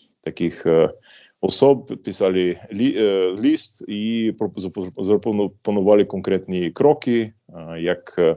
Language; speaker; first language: Ukrainian; non-native, fluent; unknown